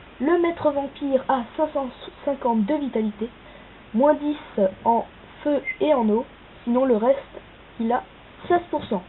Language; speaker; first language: French; native; French